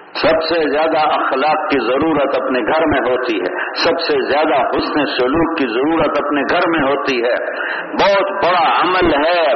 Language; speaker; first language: Urdu; non-native, local second language; Punjabi